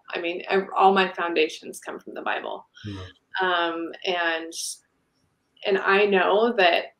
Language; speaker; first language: English; native; English